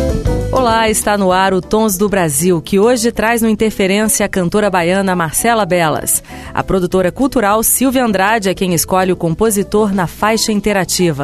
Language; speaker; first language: Portuguese; native; Portuguese